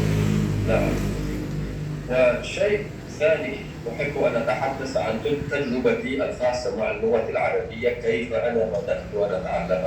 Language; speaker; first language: Arabic; non-native, fluent; Chechen